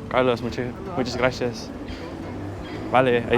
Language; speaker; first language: Spanish; non-native, learner; English